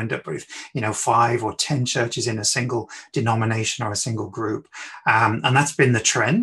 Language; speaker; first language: English; native; English